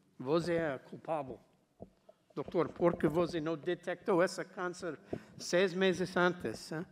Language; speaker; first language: Portuguese; non-native, learner; English